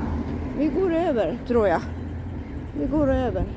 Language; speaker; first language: Swedish; non-native, fluent; Japanese